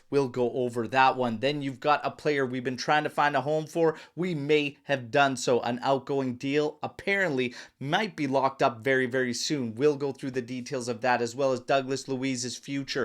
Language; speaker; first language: English; native; English